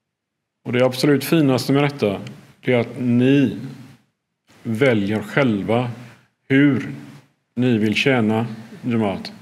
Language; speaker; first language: Swedish; early bilingual, other home language; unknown